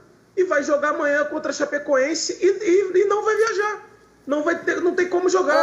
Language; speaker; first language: Portuguese; native; Portuguese